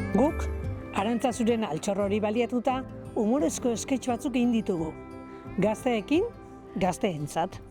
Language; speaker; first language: Basque; native; Basque